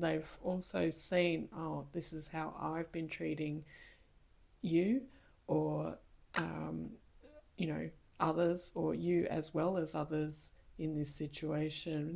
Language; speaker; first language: English; native; English